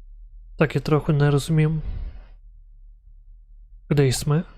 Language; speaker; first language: Czech; non-native, learner; Ukrainian